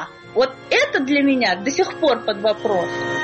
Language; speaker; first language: Russian; native; Russian